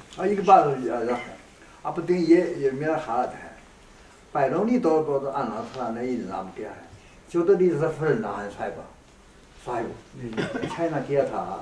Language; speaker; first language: Urdu; non-native, fluent; Chinese